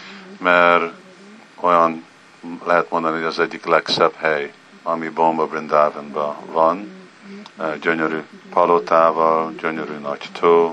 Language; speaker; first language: Hungarian; early bilingual, heritage; Hungarian